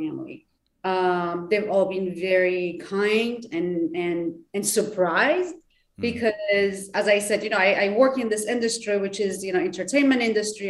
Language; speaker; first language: English; non-native, fluent; Persian